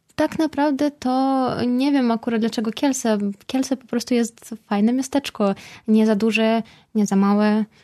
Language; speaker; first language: Polish; non-native, fluent; Russian